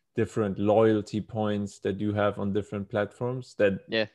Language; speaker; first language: English; non-native, fluent; German